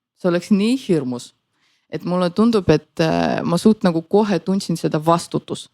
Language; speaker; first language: Estonian; non-native, local second language; Russian